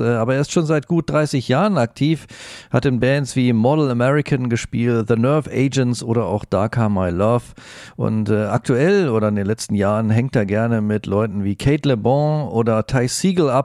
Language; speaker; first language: German; native; German